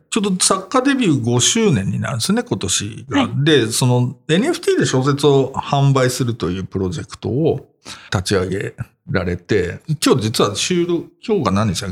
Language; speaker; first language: Japanese; native; Japanese